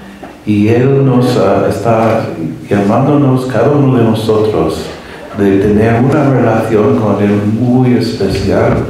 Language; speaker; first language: Spanish; non-native, fluent; English